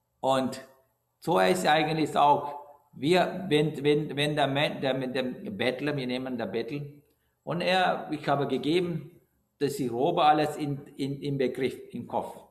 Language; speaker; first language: German; non-native, fluent; Sinhala